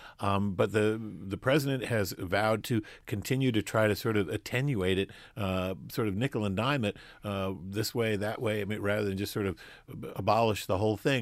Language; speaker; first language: English; native; English